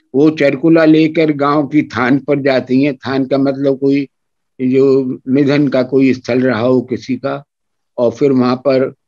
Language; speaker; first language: Hindi; native; Hindi